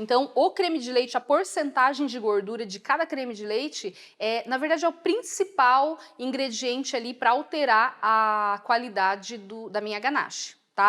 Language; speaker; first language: Portuguese; native; Portuguese